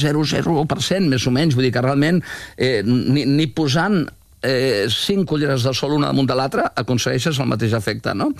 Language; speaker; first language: Catalan; native; Catalan